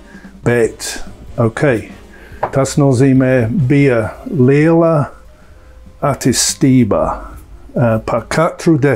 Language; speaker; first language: Latvian; non-native, learner; English